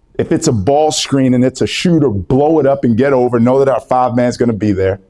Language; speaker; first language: English; native; English